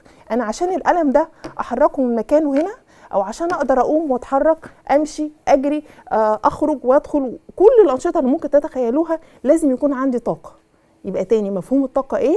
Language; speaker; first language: Arabic; native; Arabic